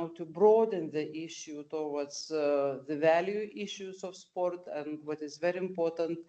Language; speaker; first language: English; non-native, fluent; Lithuanian